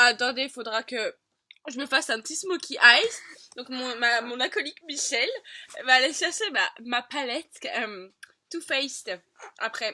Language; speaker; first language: French; native; French